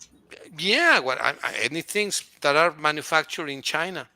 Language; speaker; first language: English; non-native, fluent; Spanish